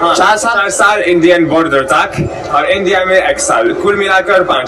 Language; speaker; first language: Hindi; non-native, learner; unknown